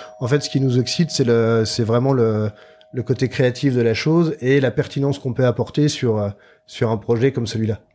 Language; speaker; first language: French; native; French